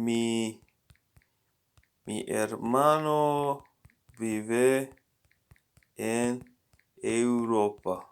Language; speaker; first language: Spanish; non-native, learner; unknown